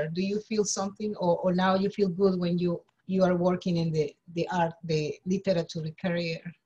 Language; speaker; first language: English; non-native, learner; Spanish